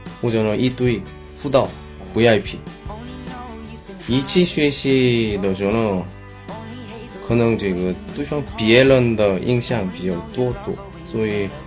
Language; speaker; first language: Chinese; non-native, learner; Korean